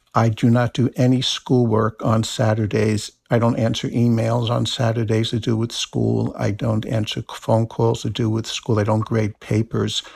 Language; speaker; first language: English; native; English